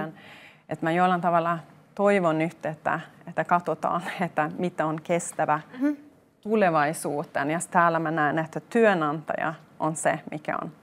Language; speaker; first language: Finnish; non-native, local second language; Swedish